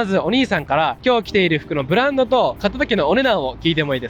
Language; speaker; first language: Japanese; native; Japanese